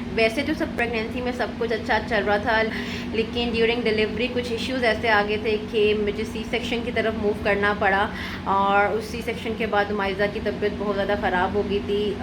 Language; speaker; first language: Urdu; native; Urdu